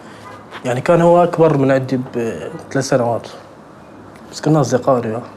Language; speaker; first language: Arabic; native; Arabic